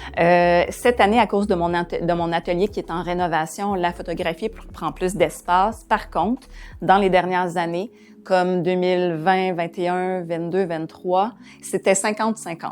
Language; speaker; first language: French; native; French